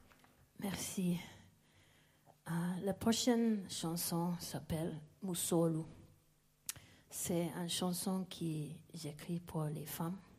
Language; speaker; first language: French; non-native, learner; English